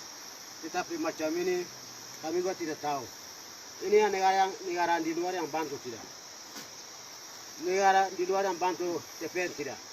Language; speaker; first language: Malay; non-native, local second language; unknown